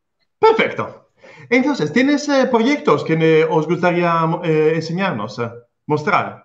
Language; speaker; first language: Spanish; non-native, learner; Italian